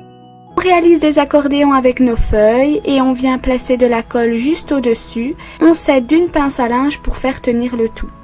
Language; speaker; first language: French; native; French